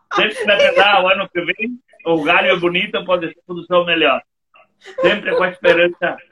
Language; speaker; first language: Portuguese; native; Portuguese